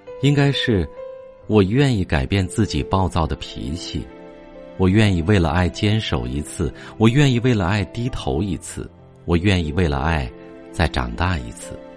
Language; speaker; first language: Chinese; native; Chinese